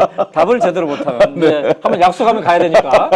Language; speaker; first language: Korean; native; Korean